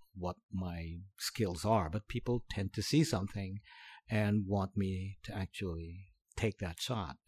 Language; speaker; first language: English; non-native, local second language; Filipino